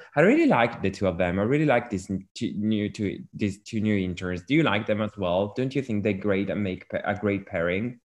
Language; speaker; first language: English; non-native, fluent; Italian